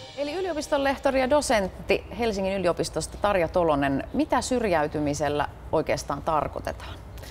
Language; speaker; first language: Finnish; native; Finnish